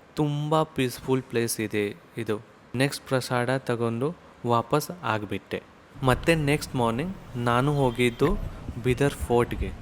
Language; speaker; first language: Kannada; non-native, learner; Hindi